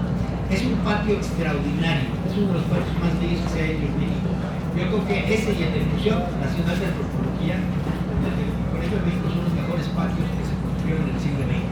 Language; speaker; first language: Spanish; native; Spanish